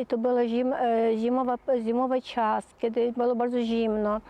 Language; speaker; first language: Polish; early bilingual, heritage; Polish